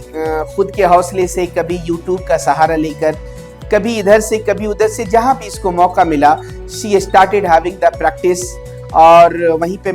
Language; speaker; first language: Hindi; native; Hindi